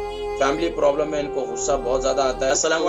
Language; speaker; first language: Urdu; native; Urdu